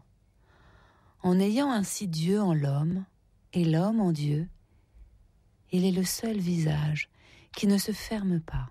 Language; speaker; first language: French; native; French